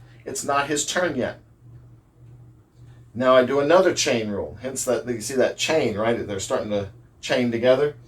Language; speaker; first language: English; native; English